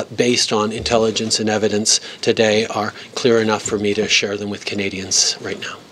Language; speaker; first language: English; early bilingual, other home language; French